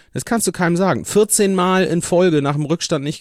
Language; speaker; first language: German; native; German